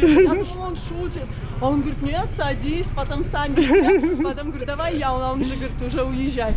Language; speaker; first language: Russian; native; Russian